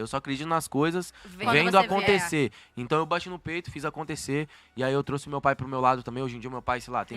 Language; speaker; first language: Portuguese; native; Portuguese